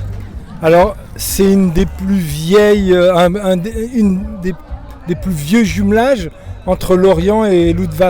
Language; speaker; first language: French; native; French